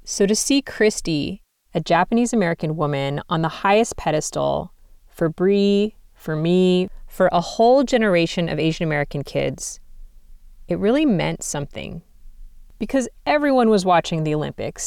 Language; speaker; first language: English; native; English